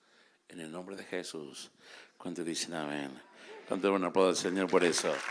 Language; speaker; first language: Spanish; native; Spanish